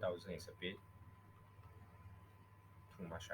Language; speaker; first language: English; non-native, local second language; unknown